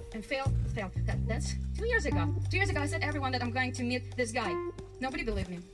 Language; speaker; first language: English; non-native, learner; Russian